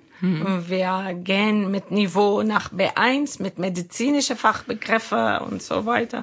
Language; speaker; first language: German; non-native, learner; Arabic